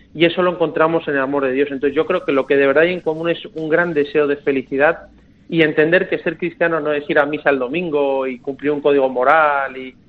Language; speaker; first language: Spanish; native; Spanish